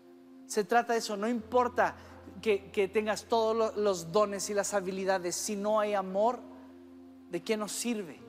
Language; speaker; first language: Spanish; early bilingual, other home language; English